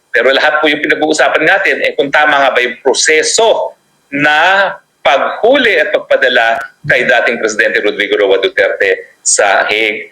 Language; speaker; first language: Filipino; native; Filipino